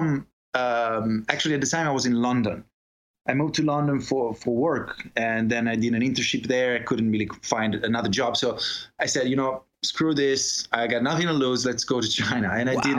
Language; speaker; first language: English; non-native, fluent; Italian